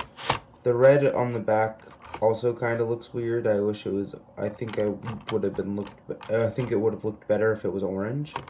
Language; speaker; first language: English; native; English